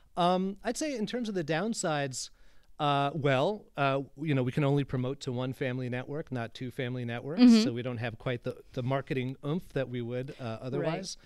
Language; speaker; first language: English; native; English